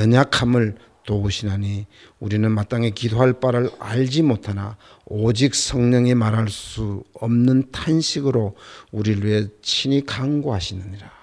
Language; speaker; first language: Korean; native; Korean